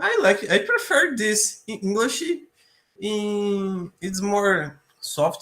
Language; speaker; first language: English; non-native, learner; Portuguese